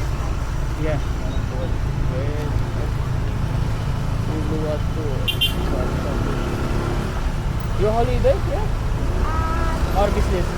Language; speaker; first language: English; non-native, learner; Indonesian